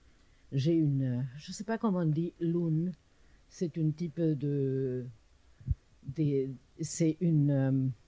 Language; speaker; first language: French; non-native, learner; English